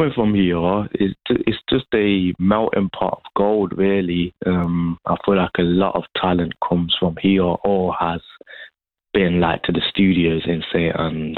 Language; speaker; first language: English; native; English